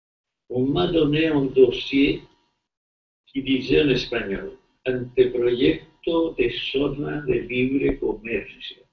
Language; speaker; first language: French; non-native, fluent; Spanish